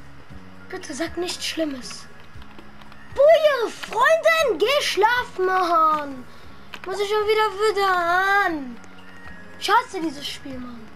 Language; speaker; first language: German; native; German